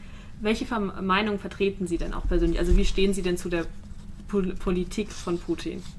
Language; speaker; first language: German; native; German